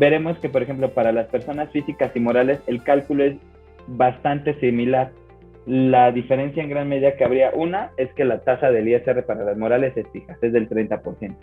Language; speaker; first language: Spanish; native; Spanish